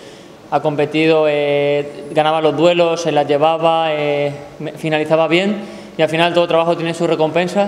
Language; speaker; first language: Spanish; native; Spanish